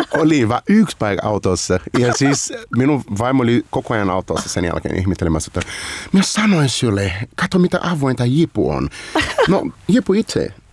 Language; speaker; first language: Finnish; non-native, learner; Portuguese